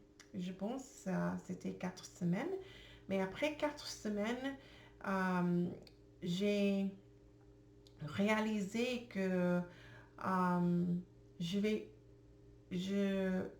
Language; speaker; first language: French; non-native, learner; English